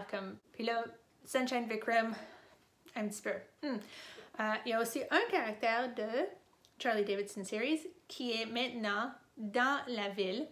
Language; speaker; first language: French; non-native, fluent; English